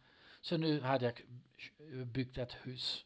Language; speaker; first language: Swedish; non-native, learner; Dutch